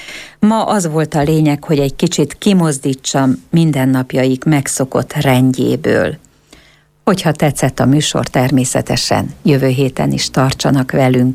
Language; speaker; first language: Hungarian; native; Hungarian